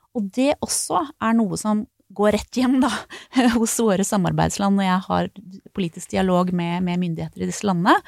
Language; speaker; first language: Norwegian; native; Norwegian